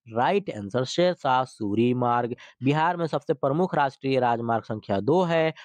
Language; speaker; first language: Hindi; native; Hindi